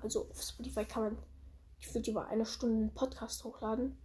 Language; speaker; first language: German; early bilingual, other home language; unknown